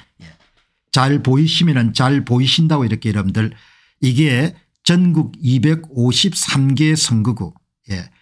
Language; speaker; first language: Korean; native; Korean